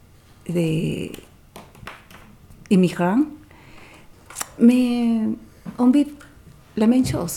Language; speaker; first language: French; non-native, fluent; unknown